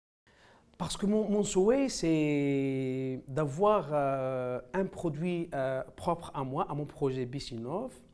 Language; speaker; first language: French; non-native, local second language; Arabic